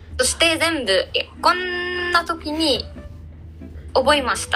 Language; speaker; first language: Japanese; non-native, learner; Arabic